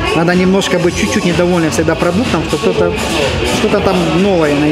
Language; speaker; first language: Russian; native; Russian